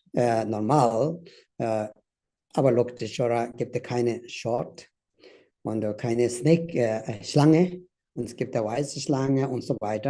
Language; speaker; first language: German; non-native, fluent; Tibetan